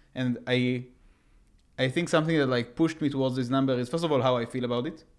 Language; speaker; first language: English; non-native, fluent; Hebrew